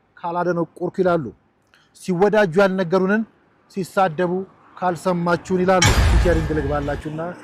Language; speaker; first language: Amharic; native; Amharic